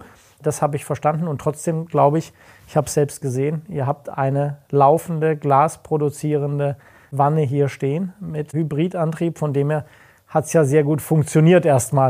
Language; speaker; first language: German; native; German